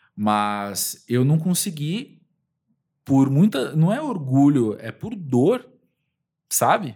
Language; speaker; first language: Portuguese; native; Portuguese